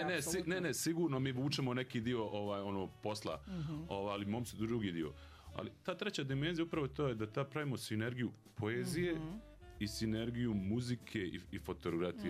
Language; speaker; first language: Serbian; native; Serbian